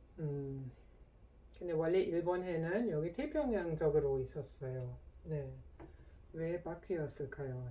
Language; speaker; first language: Korean; non-native, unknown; German